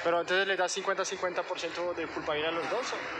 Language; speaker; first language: Spanish; non-native, fluent; French